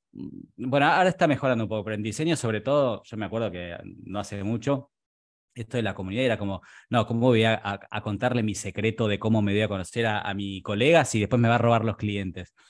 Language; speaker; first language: Spanish; native; Spanish